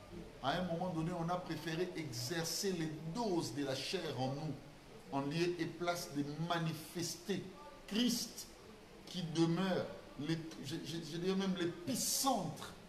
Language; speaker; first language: French; non-native, local second language; Lingala